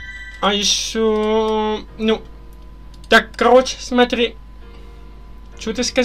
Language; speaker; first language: Russian; non-native, learner; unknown